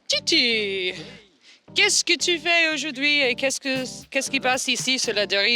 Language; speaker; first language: French; non-native, learner; English